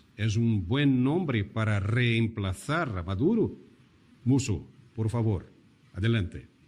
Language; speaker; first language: Spanish; non-native, fluent; Portuguese